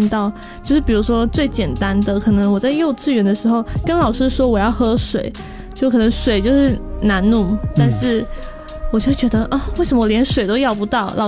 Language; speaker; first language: Chinese; non-native, local second language; Amis